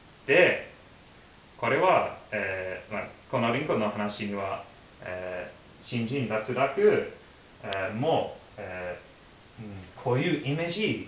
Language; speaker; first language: Japanese; non-native, learner; English